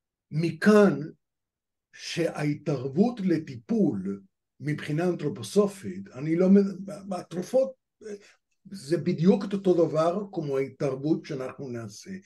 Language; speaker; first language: Hebrew; non-native, fluent; Spanish